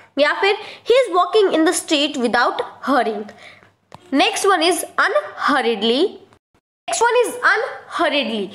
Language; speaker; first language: Hindi; native; Hindi